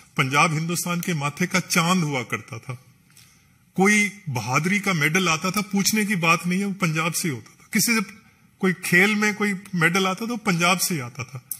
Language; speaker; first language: Hindi; non-native, local second language; Punjabi